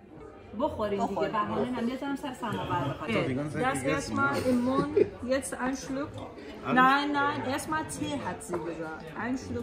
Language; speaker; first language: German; non-native, learner; Persian